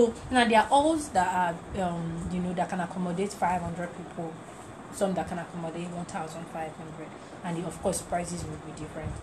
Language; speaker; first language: English; non-native, local second language; Yoruba